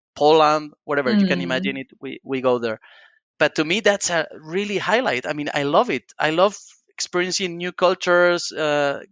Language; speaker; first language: English; non-native, fluent; Spanish